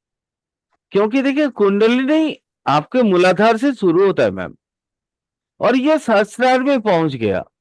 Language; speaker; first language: Hindi; native; Hindi